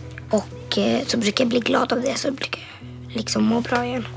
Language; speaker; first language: Swedish; native; Swedish